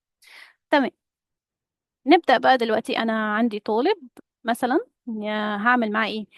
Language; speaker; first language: Arabic; native; Arabic